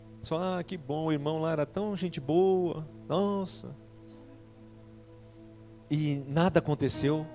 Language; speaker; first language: Portuguese; native; Portuguese